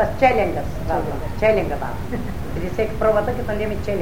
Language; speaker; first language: Greek; native; Greek